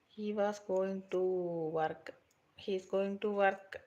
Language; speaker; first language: English; non-native, local second language; Malayalam